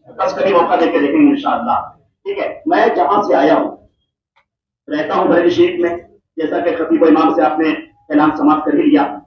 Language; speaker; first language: Urdu; native; Urdu